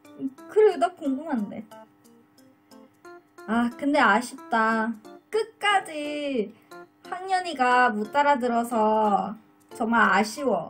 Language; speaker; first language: Korean; non-native, learner; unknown